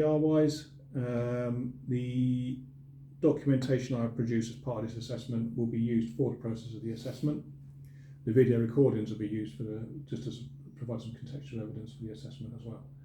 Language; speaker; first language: English; native; English